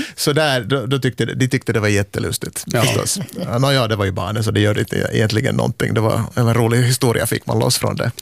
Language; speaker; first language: Swedish; native; Swedish